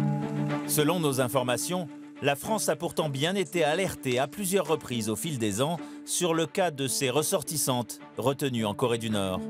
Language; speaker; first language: French; native; French